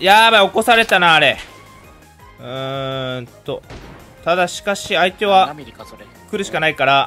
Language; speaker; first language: Japanese; native; Japanese